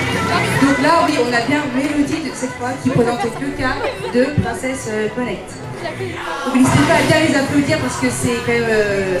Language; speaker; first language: French; native; French